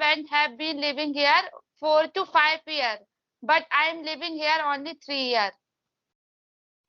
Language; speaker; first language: English; non-native, learner; Hindi